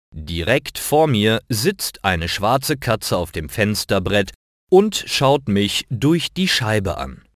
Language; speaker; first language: German; native; German